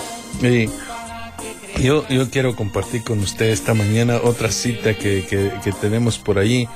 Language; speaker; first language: Spanish; native; Spanish